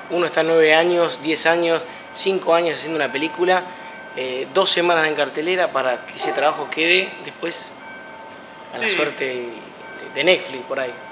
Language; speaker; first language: Spanish; native; Spanish